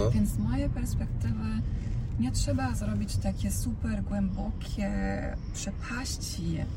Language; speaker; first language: Polish; non-native, fluent; Croatian